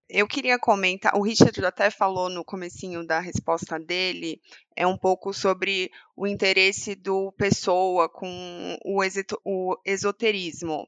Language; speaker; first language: Portuguese; native; Portuguese